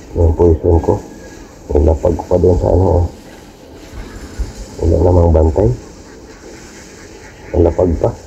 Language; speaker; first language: Filipino; native; Filipino